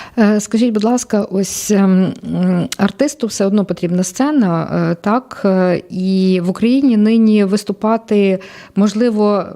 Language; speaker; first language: Ukrainian; native; Ukrainian